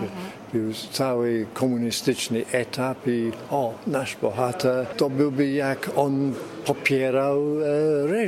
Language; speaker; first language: Polish; early bilingual, heritage; English